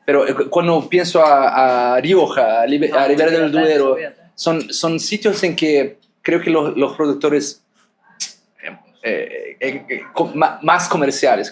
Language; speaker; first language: Spanish; non-native, fluent; Portuguese